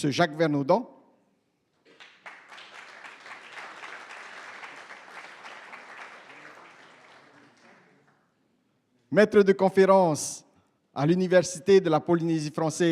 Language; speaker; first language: French; native; French